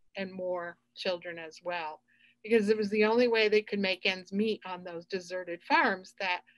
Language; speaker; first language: English; native; English